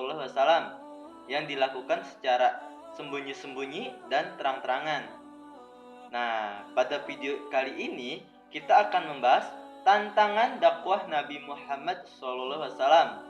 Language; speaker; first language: Indonesian; native; Indonesian